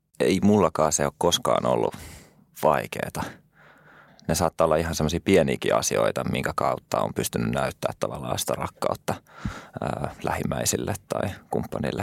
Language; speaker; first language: Finnish; early bilingual, other home language; French